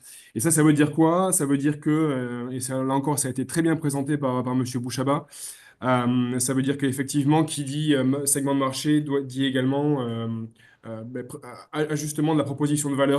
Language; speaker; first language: French; native; French